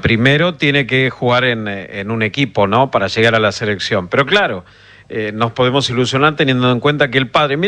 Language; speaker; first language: Spanish; native; Spanish